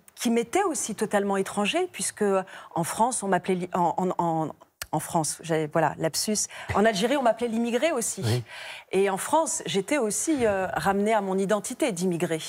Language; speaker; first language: French; native; French